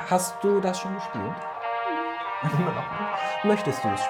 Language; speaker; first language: German; native; German